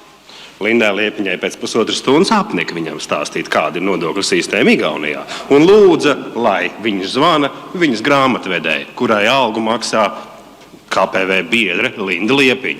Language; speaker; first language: Latvian; native; Latvian